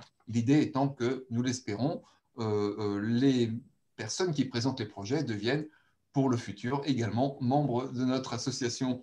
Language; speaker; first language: French; native; French